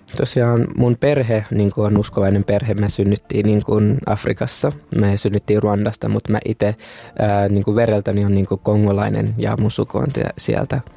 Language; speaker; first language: Finnish; early bilingual, other home language; Kinyarwanda